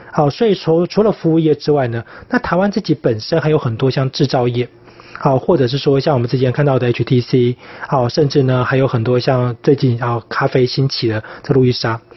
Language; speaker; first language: Chinese; native; Chinese